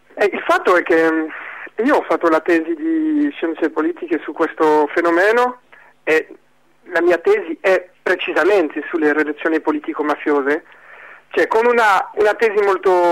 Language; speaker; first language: Italian; non-native, fluent; French